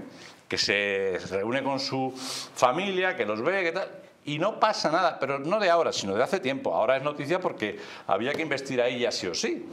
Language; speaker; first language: Spanish; native; Spanish